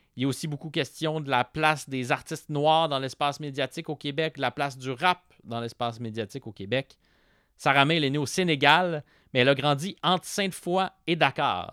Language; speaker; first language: French; native; French